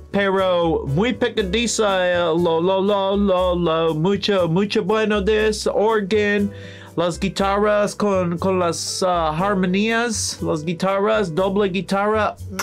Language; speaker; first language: Spanish; non-native, learner; English